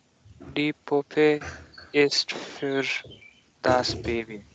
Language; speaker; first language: German; non-native, learner; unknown